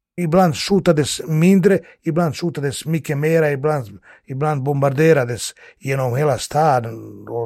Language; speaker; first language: Swedish; non-native, fluent; Bosnian